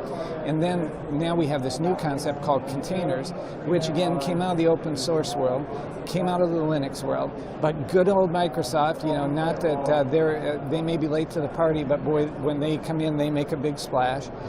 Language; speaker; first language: English; native; English